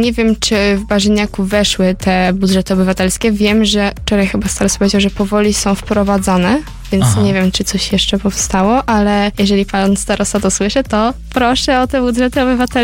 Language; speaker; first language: Polish; native; Polish